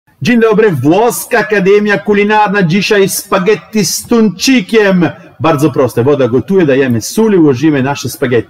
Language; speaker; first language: Polish; non-native, learner; Italian